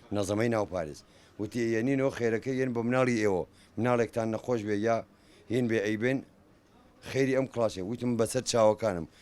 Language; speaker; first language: Central Kurdish; non-native, local second language; Gurani